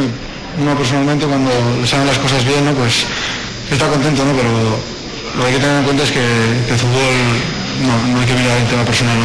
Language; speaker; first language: Spanish; native; Spanish